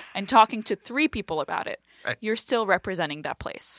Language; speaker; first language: English; non-native, fluent; French